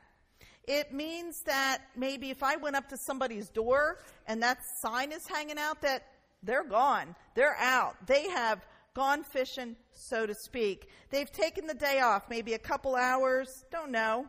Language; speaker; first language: English; native; English